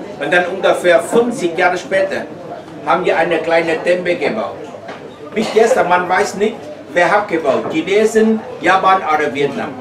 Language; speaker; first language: German; non-native, learner; Vietnamese